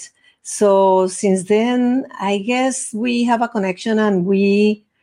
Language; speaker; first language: English; non-native, fluent; Spanish